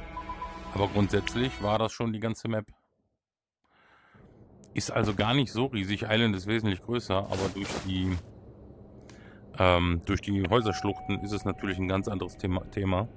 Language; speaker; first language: German; native; German